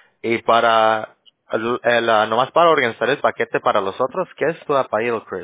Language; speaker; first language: Spanish; native; Spanish